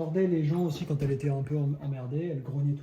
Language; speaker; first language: French; native; French